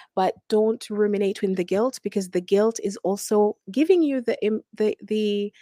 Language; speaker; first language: English; non-native, fluent; Arabic